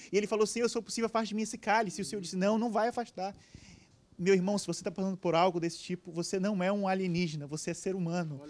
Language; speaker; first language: Portuguese; native; Portuguese